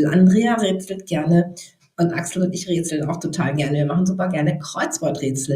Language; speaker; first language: German; native; German